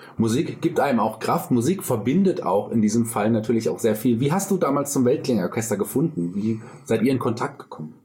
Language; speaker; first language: German; native; German